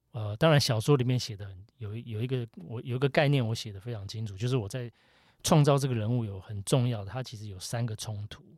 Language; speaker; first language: Chinese; native; Chinese